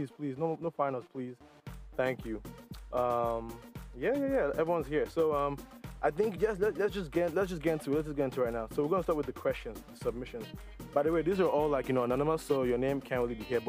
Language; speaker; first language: English; non-native, local second language; Igbo